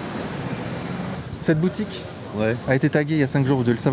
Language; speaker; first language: French; native; French